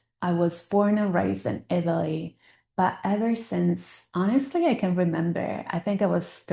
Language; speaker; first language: English; non-native, fluent; Italian